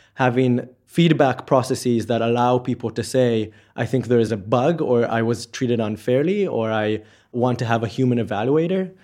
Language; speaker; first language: English; non-native, fluent; Hebrew